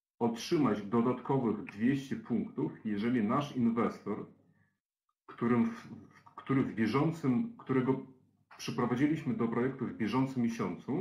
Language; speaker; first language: Polish; native; Polish